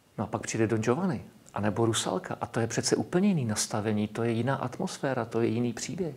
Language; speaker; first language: Czech; native; Czech